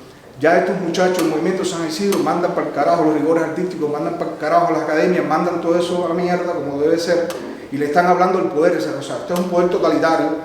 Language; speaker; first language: Spanish; native; Spanish